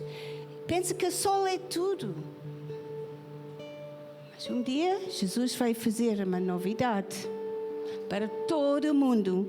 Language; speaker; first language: Portuguese; non-native, fluent; English